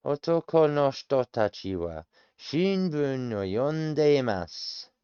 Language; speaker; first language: Japanese; non-native, learner; English